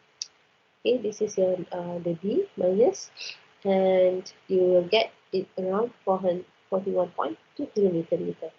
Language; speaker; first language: English; non-native, local second language; Malay